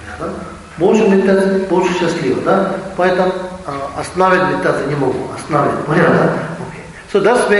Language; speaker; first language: Russian; non-native, learner; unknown